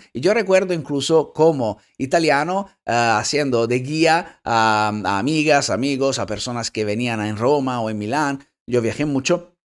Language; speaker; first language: Spanish; non-native, fluent; Italian